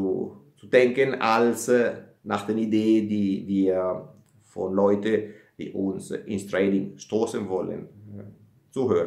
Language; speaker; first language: German; non-native, fluent; Italian